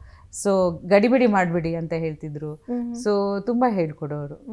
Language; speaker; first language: Kannada; non-native, fluent; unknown